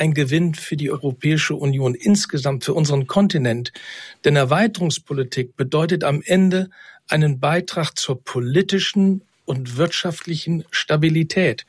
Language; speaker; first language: German; native; German